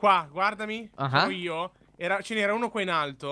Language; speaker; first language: Italian; native; Italian